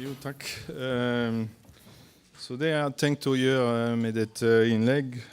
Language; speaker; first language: Norwegian; non-native, fluent; French